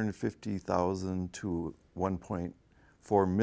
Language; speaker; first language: English; native; English